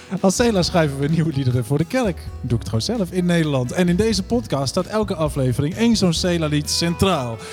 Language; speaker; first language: Dutch; native; Dutch